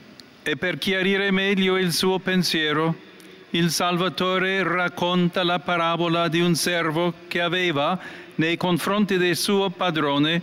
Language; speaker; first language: Italian; non-native, fluent; English